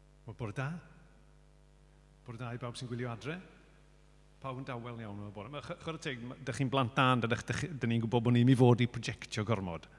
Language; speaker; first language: Welsh; native; Welsh